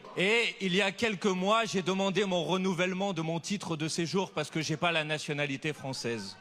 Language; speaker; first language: French; native; French